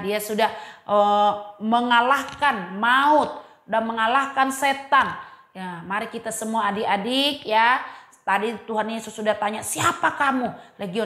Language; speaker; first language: Indonesian; native; Indonesian